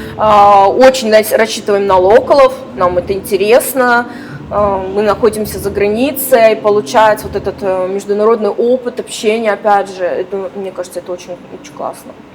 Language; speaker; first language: Russian; native; Russian